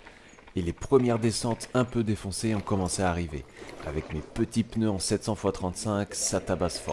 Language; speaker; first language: French; native; French